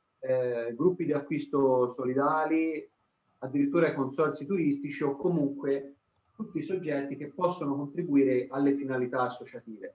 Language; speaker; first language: Italian; native; Italian